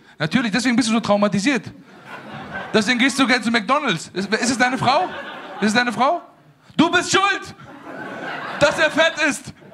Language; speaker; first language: German; early bilingual, other home language; Persian